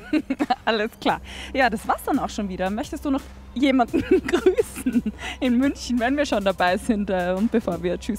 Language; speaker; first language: German; native; German